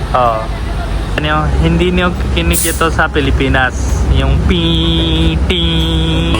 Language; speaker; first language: Filipino; non-native, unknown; Punjabi